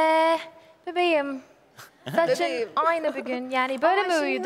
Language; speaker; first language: Turkish; non-native, learner; English